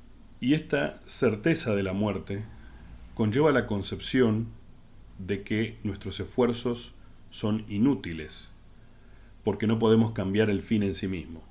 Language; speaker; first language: Spanish; native; Spanish